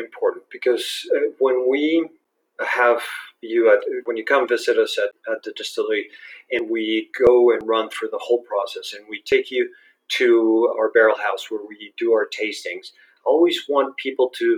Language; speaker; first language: English; non-native, fluent; Spanish